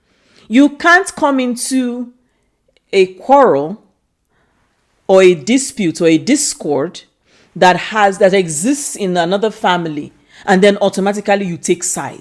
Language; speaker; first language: English; non-native, local second language; Igbo